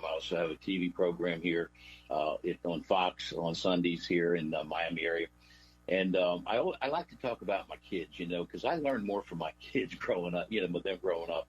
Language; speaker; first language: English; native; English